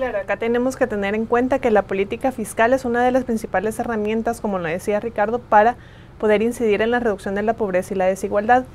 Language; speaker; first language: Spanish; native; Spanish